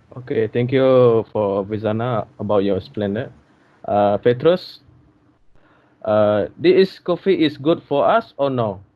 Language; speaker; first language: English; non-native, learner; Malay